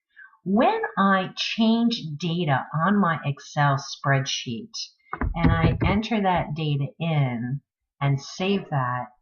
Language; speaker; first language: English; native; English